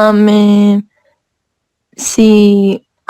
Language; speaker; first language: French; non-native, learner; English